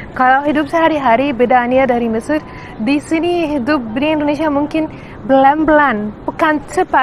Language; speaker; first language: Indonesian; non-native, fluent; Arabic